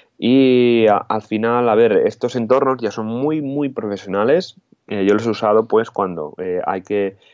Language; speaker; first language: Spanish; non-native, local second language; Catalan